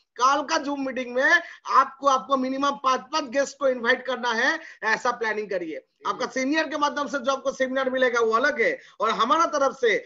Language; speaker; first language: Hindi; non-native, local second language; Bangla